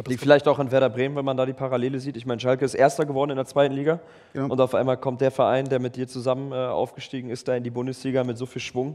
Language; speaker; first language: German; native; German